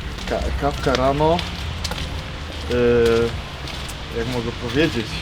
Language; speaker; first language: Polish; non-native, learner; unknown